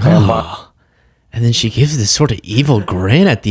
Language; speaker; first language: English; native; English